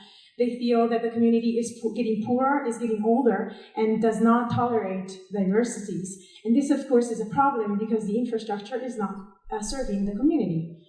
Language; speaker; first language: English; non-native, fluent; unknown